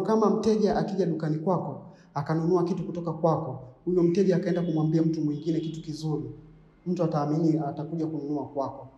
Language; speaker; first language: Swahili; native; Swahili